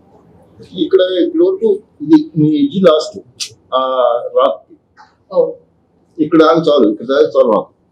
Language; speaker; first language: Telugu; native; Telugu